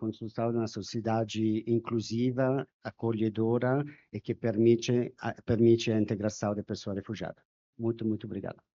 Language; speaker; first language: Portuguese; non-native, fluent; Spanish